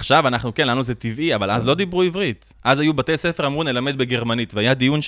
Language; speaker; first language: Hebrew; native; Hebrew